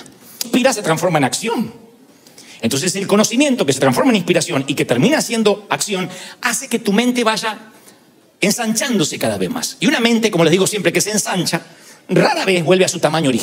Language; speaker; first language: Spanish; native; Spanish